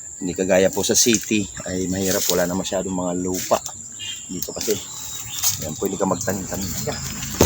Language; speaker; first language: Filipino; native; Filipino